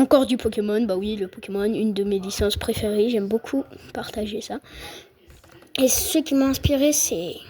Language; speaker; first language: French; native; French